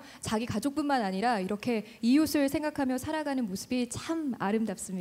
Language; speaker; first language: Korean; native; Korean